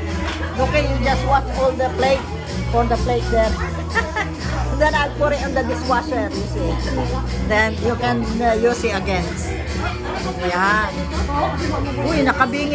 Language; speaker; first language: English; non-native, learner; Filipino